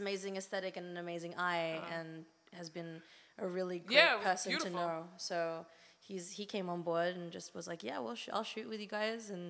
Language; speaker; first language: English; native; English